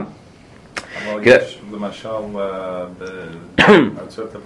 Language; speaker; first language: Hebrew; non-native, fluent; English